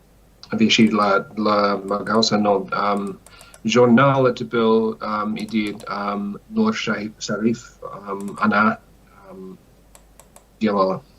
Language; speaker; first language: Russian; non-native, learner; English